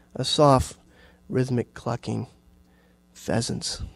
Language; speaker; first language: English; native; English